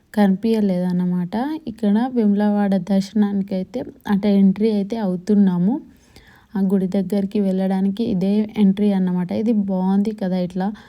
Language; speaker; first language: Telugu; non-native, local second language; Lambadi